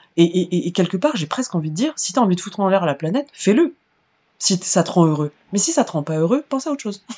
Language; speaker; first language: French; native; French